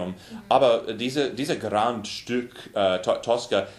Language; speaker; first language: German; non-native, learner; English